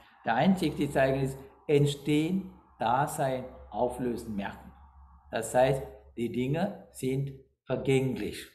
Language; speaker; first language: German; non-native, fluent; Sinhala